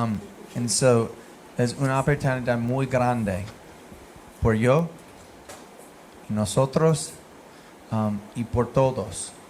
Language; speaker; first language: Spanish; non-native, learner; English